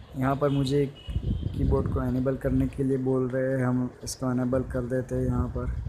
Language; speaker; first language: Hindi; non-native, local second language; Gujarati